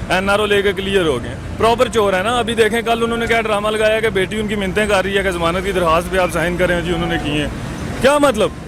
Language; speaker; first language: Urdu; non-native, local second language; Pahari-Potwari